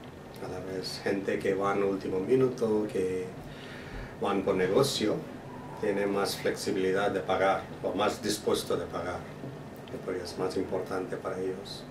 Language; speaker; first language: Spanish; non-native, fluent; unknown